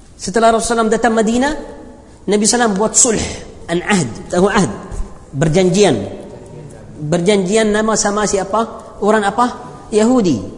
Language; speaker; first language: Malay; non-native, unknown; Arabic